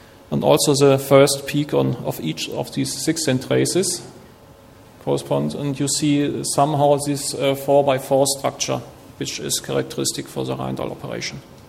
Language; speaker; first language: English; non-native, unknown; German